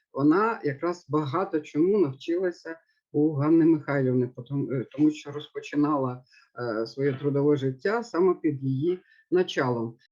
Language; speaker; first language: Ukrainian; native; Ukrainian